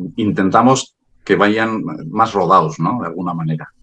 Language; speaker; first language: Spanish; non-native, local second language; Basque